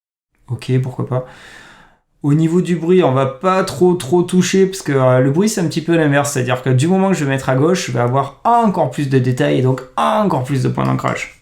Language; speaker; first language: French; native; French